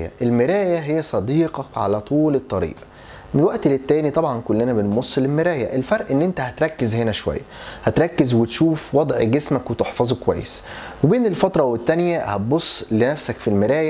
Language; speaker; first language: Arabic; native; Arabic